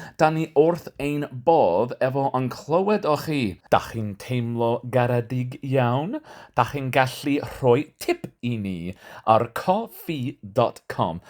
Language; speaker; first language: Welsh; non-native, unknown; English